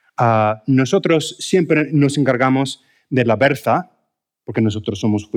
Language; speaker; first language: Spanish; non-native, fluent; English